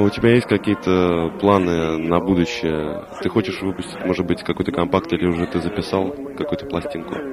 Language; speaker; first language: Russian; native; Russian